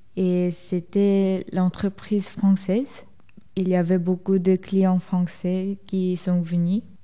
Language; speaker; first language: French; non-native, fluent; Korean